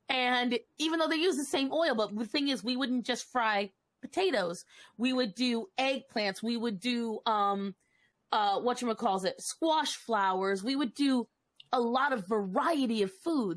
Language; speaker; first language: English; native; English